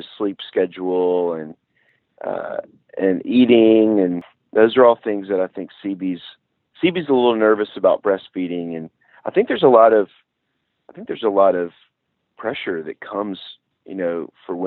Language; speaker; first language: English; native; English